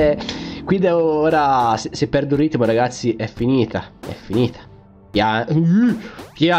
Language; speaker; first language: Italian; native; Italian